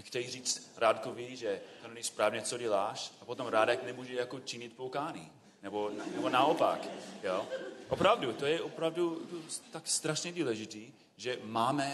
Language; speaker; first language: Czech; non-native, fluent; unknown